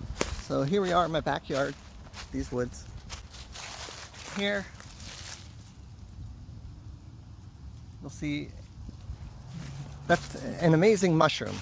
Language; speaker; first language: English; native; English